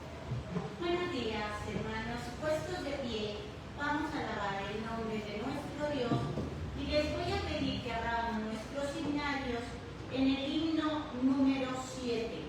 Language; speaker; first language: Spanish; native; Spanish